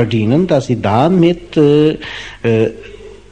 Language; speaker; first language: German; non-native, fluent; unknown